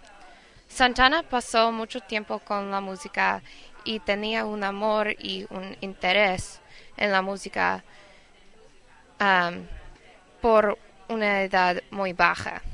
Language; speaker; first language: Spanish; non-native, learner; English